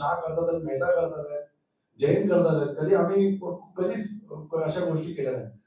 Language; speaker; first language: Marathi; native; Marathi